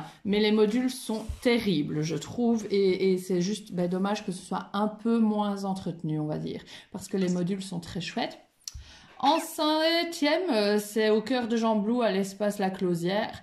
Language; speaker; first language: French; native; French